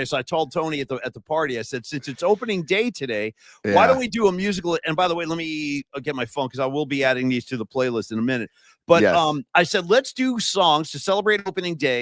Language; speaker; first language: English; native; English